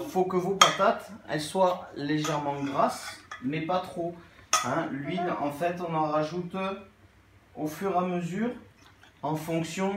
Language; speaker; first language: French; native; French